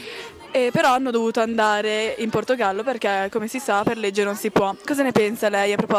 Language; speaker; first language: Italian; native; Italian